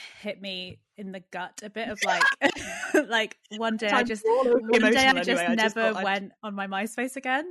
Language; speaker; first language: English; native; English